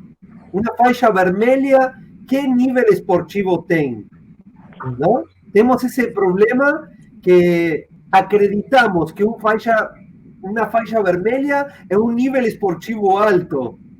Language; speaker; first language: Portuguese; non-native, fluent; Spanish